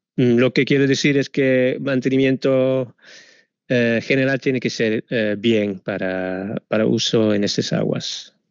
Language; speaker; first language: Spanish; non-native, fluent; Dutch